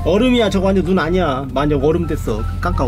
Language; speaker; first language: Korean; native; Korean